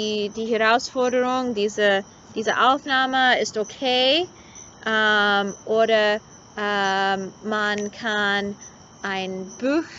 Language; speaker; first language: German; non-native, learner; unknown